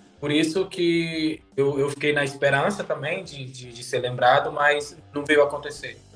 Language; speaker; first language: Portuguese; native; Portuguese